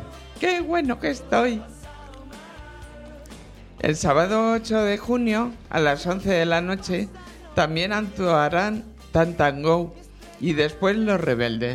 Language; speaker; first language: Spanish; native; Spanish